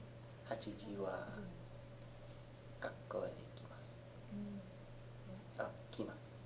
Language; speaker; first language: Japanese; non-native, learner; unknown